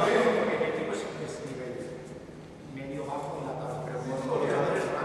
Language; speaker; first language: Spanish; native; Spanish